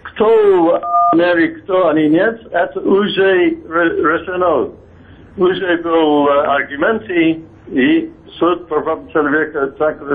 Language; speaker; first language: Russian; non-native, fluent; English